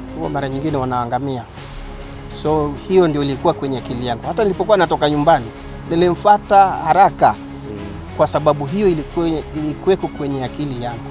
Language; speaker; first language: Swahili; non-native, local second language; Luo (Kenya and Tanzania)